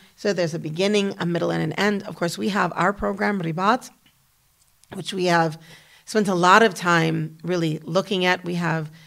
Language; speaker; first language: English; native; English